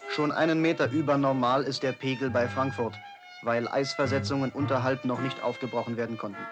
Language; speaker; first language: German; native; German